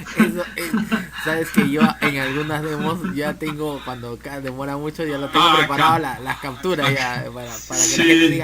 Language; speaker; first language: Spanish; native; Spanish